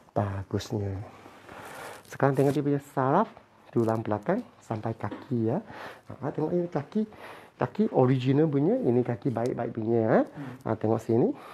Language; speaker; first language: Malay; non-native, local second language; Chinese